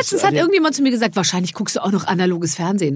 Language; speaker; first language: German; native; German